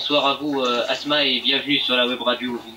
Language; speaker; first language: French; native; French